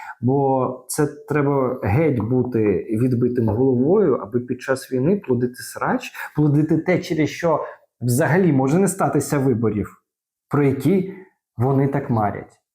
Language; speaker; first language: Ukrainian; native; Ukrainian